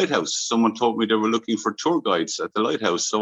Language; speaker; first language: English; native; English